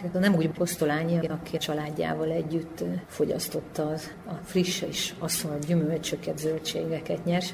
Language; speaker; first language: Hungarian; native; Hungarian